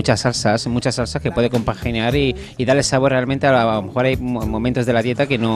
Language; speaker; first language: Spanish; native; Spanish